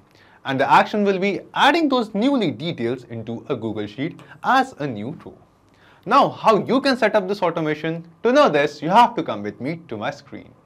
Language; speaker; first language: English; non-native, local second language; Hindi